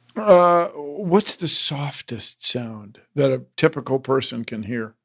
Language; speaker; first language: English; native; English